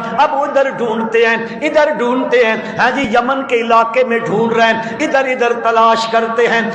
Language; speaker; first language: Urdu; non-native, local second language; Punjabi